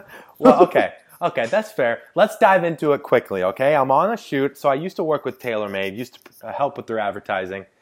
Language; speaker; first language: English; native; English